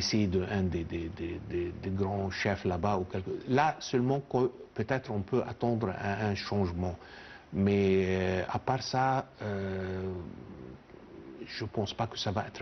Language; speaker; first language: French; non-native, fluent; Arabic